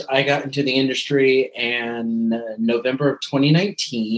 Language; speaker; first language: English; native; English